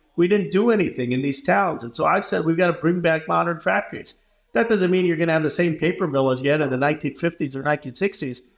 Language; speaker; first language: English; native; English